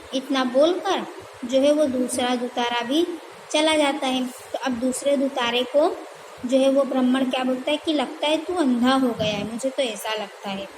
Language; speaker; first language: Hindi; non-native, local second language; Gujarati